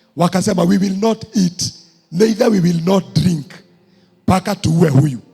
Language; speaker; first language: English; non-native, local second language; Swahili